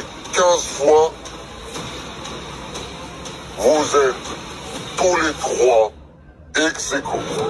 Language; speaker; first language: French; native; French